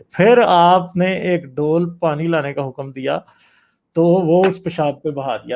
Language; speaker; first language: Urdu; native; Urdu